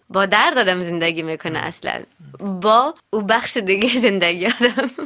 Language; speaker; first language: Persian; early bilingual, heritage; Persian